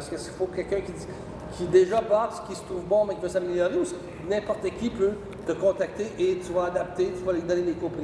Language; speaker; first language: French; native; French